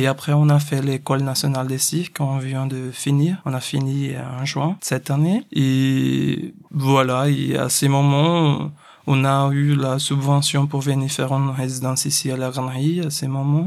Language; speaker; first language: French; non-native, fluent; Portuguese